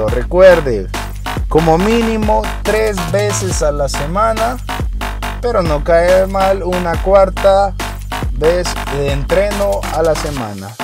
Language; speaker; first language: Spanish; native; Spanish